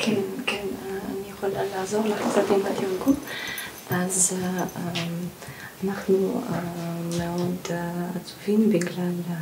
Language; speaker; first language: Hebrew; non-native, fluent; Russian